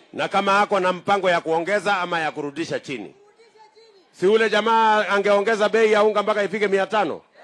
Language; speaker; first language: Swahili; non-native, local second language; Kalenjin